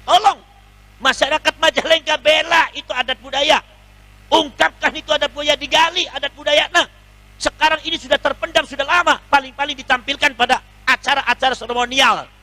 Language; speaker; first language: Indonesian; non-native, local second language; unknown